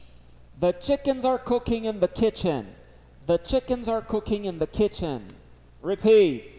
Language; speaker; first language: English; non-native, fluent; Portuguese